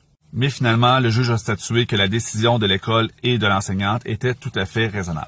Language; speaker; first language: French; native; French